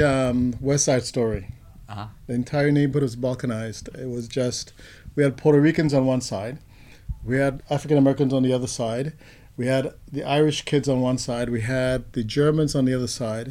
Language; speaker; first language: English; non-native, fluent; Spanish